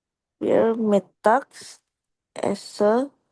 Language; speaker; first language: German; non-native, learner; Indonesian